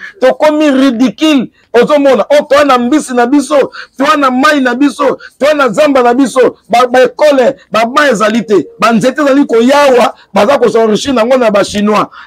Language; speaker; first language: Lingala; native; Lingala